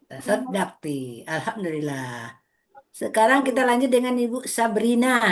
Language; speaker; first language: Indonesian; native; Indonesian